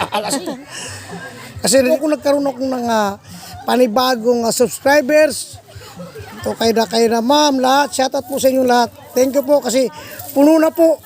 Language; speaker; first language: Filipino; non-native, local second language; Waray